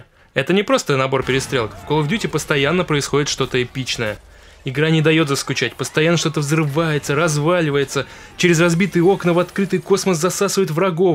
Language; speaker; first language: Russian; native; Russian